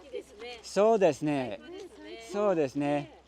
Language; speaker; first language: Japanese; non-native, learner; English